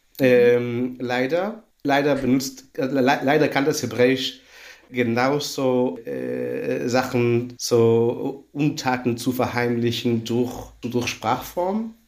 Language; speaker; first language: German; non-native, fluent; Hebrew